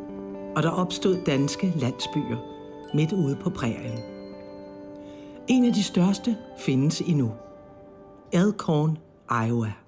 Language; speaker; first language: Danish; native; Danish